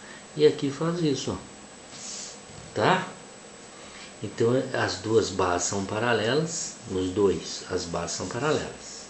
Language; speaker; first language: Portuguese; native; Portuguese